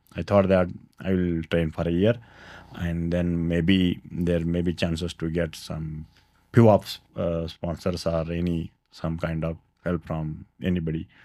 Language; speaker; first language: English; non-native, local second language; Kannada